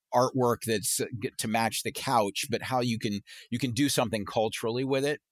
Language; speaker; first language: English; native; English